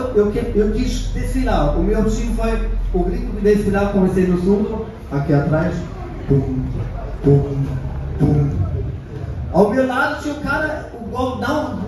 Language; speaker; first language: Portuguese; non-native, fluent; German